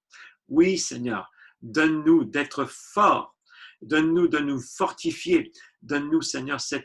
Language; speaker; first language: French; native; French